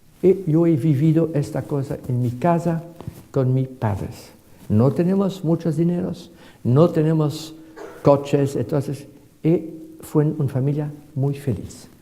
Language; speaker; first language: Spanish; non-native, fluent; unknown